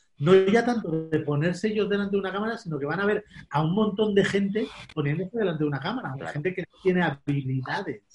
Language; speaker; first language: Spanish; native; Spanish